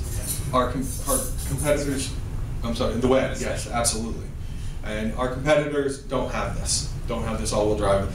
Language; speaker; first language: English; native; English